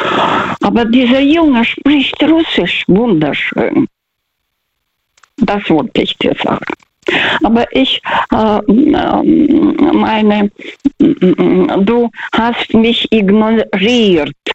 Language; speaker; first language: German; non-native, fluent; Russian